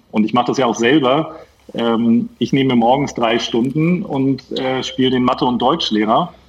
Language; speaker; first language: German; native; German